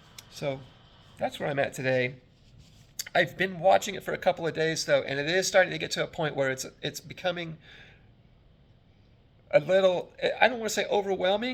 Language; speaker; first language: English; native; English